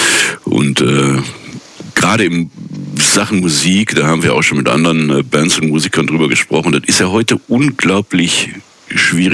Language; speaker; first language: German; native; German